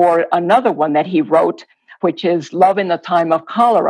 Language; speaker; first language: English; non-native, fluent; Spanish